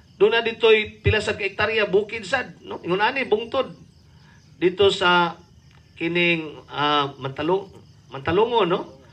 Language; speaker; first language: Cebuano; native; Cebuano